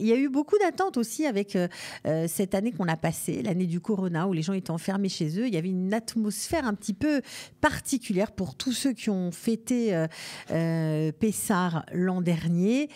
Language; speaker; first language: French; native; French